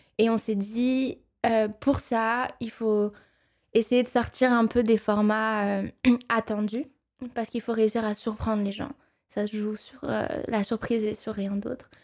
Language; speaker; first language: French; non-native, local second language; Arabic